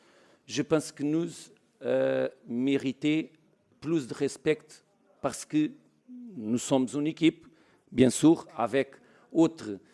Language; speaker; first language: French; non-native, learner; Portuguese